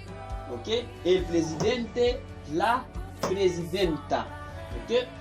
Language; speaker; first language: Spanish; non-native, fluent; Haitian Creole